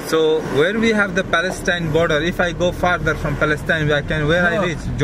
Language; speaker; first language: English; non-native, learner; Nepali